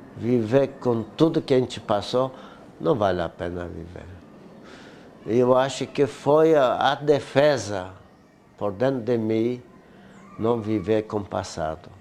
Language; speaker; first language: Portuguese; non-native, fluent; Polish